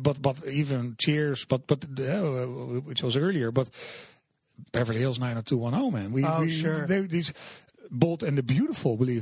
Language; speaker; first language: English; non-native, fluent; Dutch